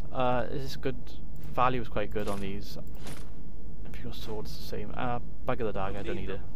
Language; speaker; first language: English; native; English